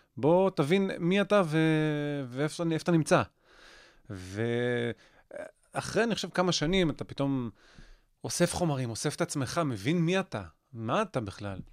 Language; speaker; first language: Hebrew; native; Hebrew